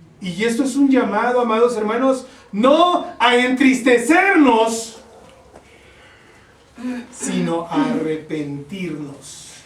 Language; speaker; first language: Spanish; native; Spanish